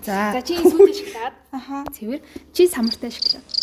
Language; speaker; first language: Mongolian; native; Mongolian